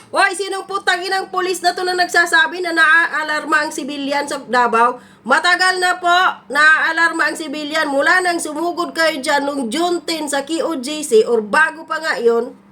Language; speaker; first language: Filipino; non-native, local second language; Cebuano